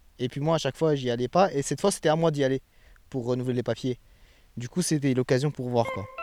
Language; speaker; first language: French; early bilingual, other home language; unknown